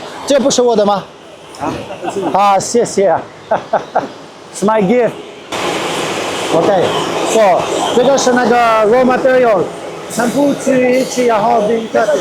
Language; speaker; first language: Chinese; non-native, learner; French